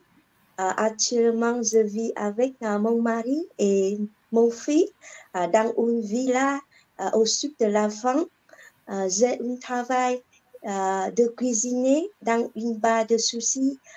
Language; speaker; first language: French; non-native, learner; Vietnamese